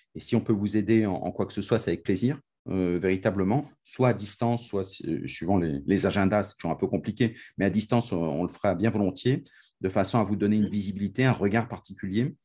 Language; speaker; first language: French; native; French